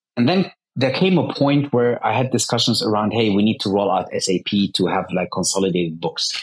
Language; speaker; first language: English; early bilingual, heritage; Arabic